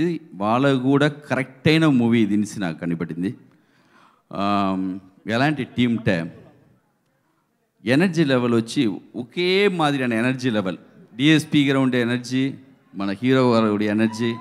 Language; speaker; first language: Telugu; non-native, learner; Tamil